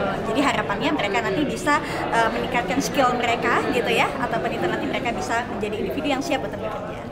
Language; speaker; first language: Indonesian; native; Indonesian